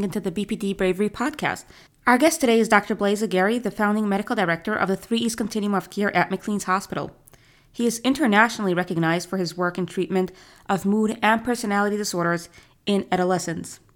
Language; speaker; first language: English; early bilingual, other home language; Yiddish